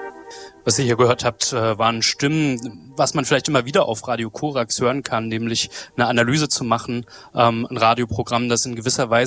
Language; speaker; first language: German; native; German